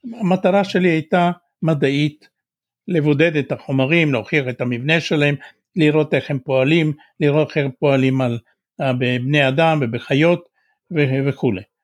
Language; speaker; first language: Hebrew; non-native, fluent; Bulgarian